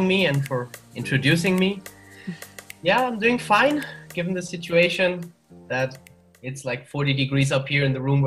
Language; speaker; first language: English; non-native, fluent; German